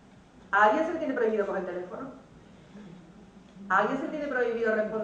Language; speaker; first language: Spanish; native; Spanish